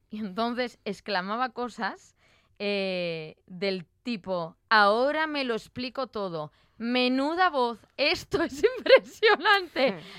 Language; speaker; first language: Spanish; native; Spanish